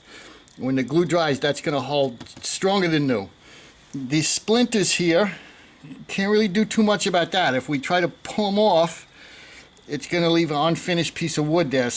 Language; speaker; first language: English; native; English